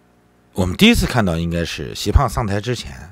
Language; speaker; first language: Chinese; native; Chinese